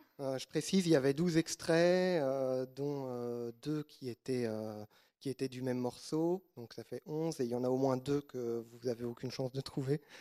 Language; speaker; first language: French; native; French